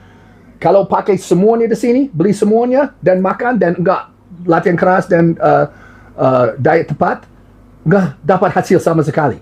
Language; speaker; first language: Indonesian; non-native, learner; English